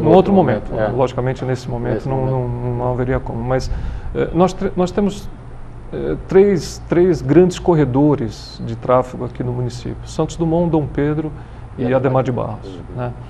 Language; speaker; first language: Portuguese; native; Portuguese